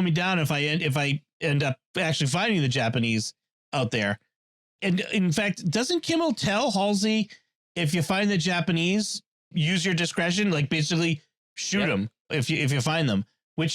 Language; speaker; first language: English; native; English